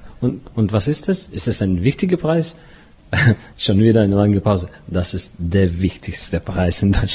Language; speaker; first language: German; non-native, fluent; Russian